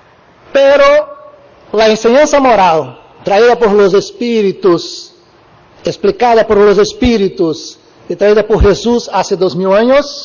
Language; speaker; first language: Spanish; non-native, learner; Portuguese